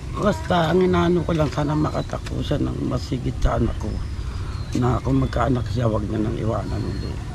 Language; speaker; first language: Filipino; native; Filipino